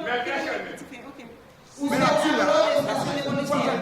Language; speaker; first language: Spanish; non-native, fluent; Haitian Creole